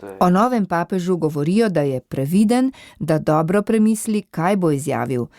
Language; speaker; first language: Slovenian; native; Slovenian